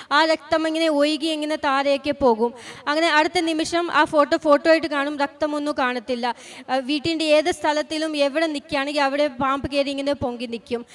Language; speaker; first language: Malayalam; non-native, fluent; Punjabi